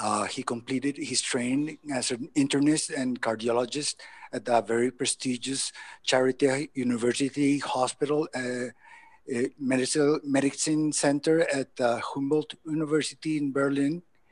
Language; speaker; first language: English; non-native, fluent; Spanish